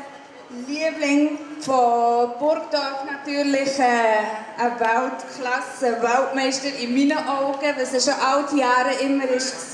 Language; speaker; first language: German; native; German